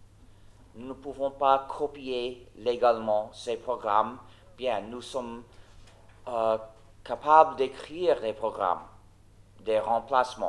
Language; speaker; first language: French; non-native, fluent; English